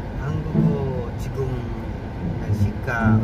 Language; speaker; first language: Korean; non-native, learner; Filipino